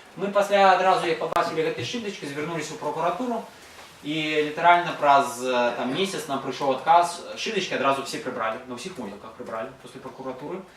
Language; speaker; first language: Belarusian; non-native, local second language; Russian